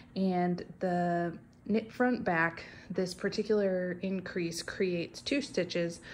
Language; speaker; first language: English; native; English